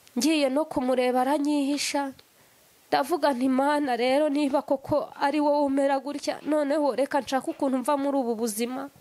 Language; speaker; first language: Kinyarwanda; native; Kinyarwanda